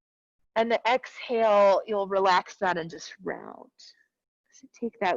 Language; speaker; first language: English; native; English